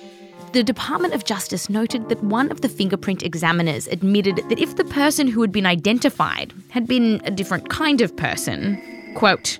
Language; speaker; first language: English; native; English